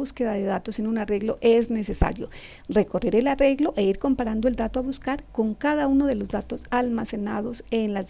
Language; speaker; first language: Spanish; native; Spanish